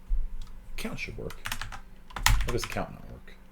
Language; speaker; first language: English; native; English